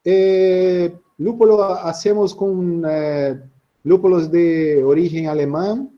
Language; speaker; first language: Spanish; non-native, learner; Portuguese